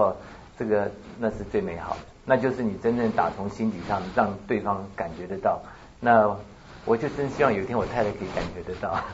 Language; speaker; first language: Chinese; native; Chinese